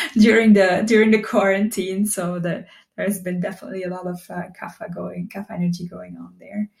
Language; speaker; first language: English; non-native, fluent; Dutch